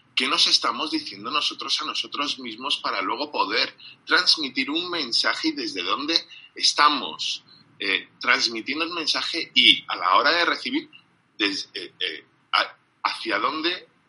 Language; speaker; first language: Spanish; non-native, fluent; English